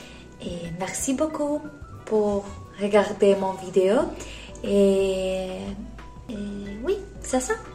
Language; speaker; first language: French; non-native, learner; Polish